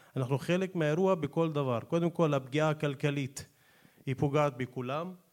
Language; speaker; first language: Hebrew; non-native, local second language; Arabic